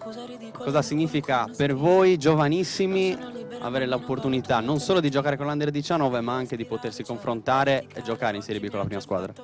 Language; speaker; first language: Italian; native; Italian